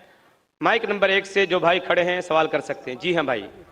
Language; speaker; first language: Hindi; native; Hindi